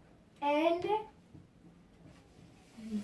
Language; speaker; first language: French; non-native, learner; Arabic